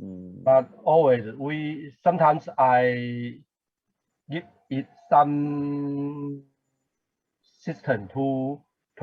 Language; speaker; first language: English; non-native, learner; Chinese